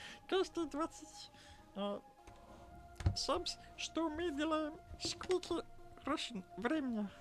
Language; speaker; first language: Russian; non-native, learner; English